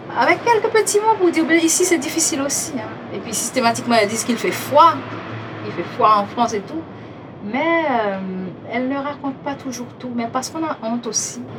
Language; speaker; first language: French; non-native, local second language; Haitian Creole